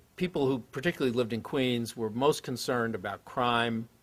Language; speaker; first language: English; native; English